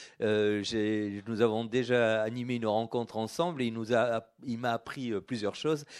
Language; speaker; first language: French; native; French